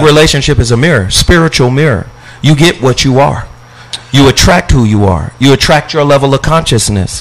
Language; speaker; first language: English; native; English